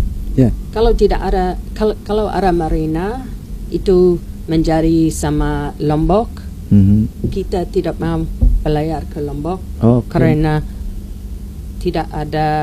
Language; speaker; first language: Indonesian; non-native, learner; English